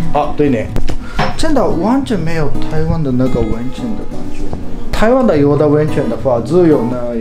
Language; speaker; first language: Chinese; non-native, fluent; Japanese